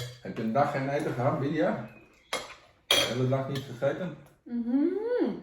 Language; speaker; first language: Dutch; non-native, learner; Thai